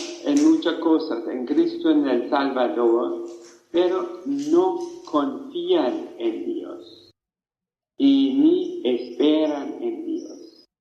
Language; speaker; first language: Spanish; non-native, fluent; German